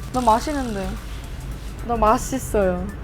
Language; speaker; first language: Korean; early bilingual, heritage; Japanese